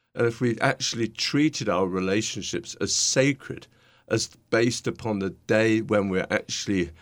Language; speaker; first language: English; native; English